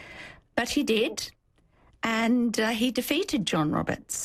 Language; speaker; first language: English; native; English